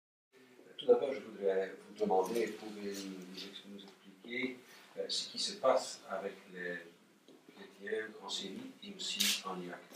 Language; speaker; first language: French; non-native, local second language; Dutch